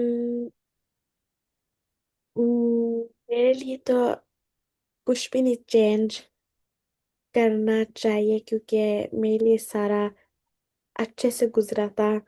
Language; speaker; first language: Hindi; early bilingual, heritage; Hindi